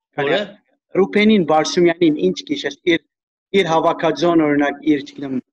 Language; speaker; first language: Armenian; early bilingual, heritage; Armenian